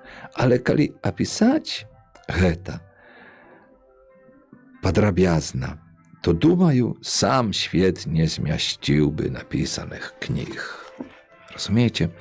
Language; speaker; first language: Polish; non-native, local second language; Belarusian